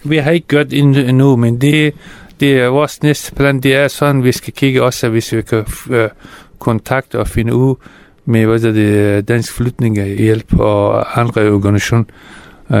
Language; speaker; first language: Danish; non-native, fluent; Persian